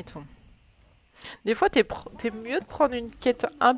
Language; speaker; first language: French; native; French